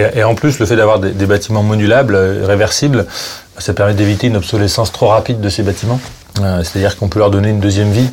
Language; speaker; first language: French; native; French